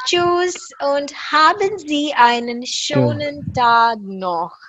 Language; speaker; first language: German; non-native, fluent; Tamil